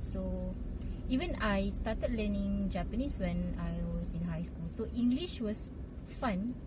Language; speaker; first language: English; non-native, local second language; Malay